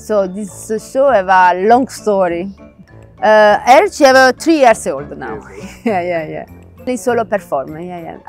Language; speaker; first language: English; non-native, learner; Italian